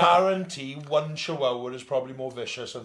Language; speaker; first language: English; native; English